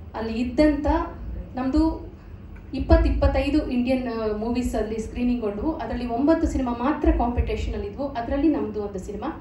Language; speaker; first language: Kannada; native; Kannada